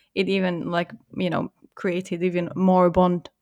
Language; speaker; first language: English; non-native, fluent; Czech